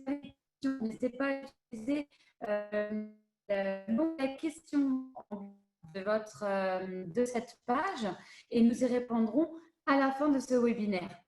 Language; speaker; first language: French; native; French